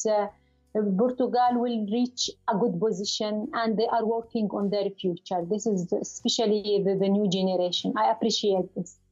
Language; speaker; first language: English; non-native, learner; Arabic